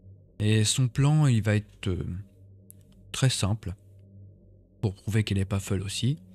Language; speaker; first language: French; native; French